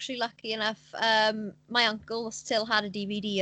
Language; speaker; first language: English; native; English